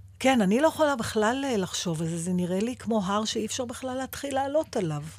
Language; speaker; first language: Hebrew; native; Hebrew